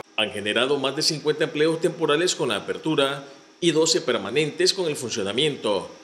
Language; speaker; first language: Spanish; native; Spanish